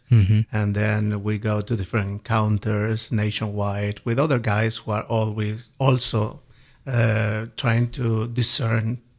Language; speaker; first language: English; non-native, fluent; Spanish